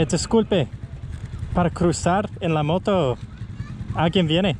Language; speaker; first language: Spanish; non-native, learner; English